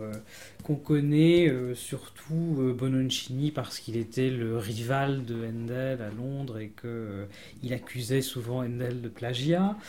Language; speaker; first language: French; native; French